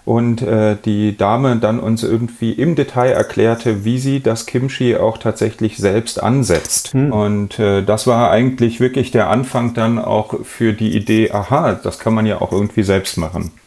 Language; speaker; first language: German; native; German